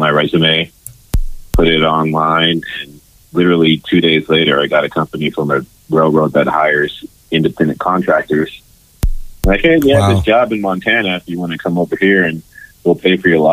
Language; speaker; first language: English; native; English